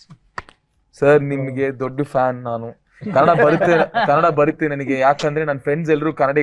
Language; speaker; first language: Kannada; non-native, learner; Telugu